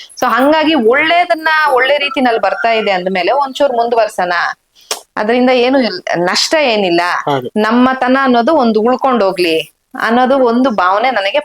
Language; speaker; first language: Kannada; native; Kannada